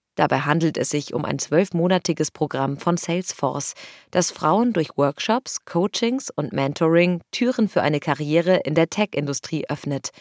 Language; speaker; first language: German; non-native, fluent; Arabic